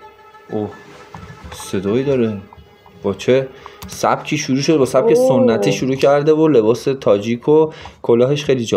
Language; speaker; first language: Persian; native; Persian